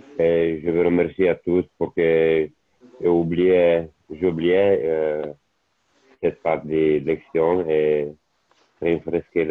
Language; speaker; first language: French; non-native, learner; Italian